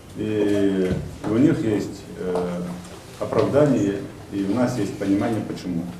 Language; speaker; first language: Russian; non-native, local second language; Ingush